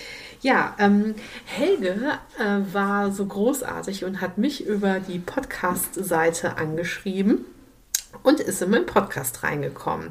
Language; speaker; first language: German; native; German